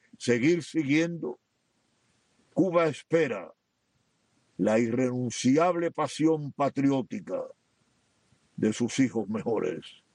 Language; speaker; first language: Spanish; native; Spanish